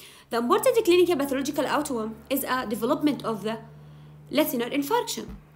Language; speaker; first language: English; non-native, fluent; Arabic